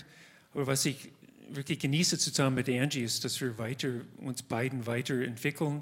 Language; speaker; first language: German; non-native, fluent; English